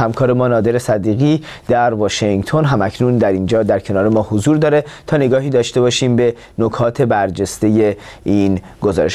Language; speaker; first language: Persian; native; Persian